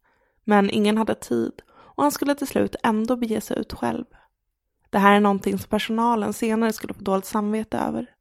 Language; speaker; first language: Swedish; native; Swedish